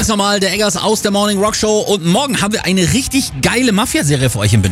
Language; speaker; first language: German; native; German